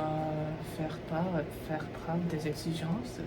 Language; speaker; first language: French; non-native, fluent; Tamil